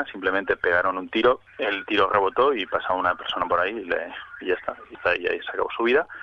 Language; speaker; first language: Spanish; native; Spanish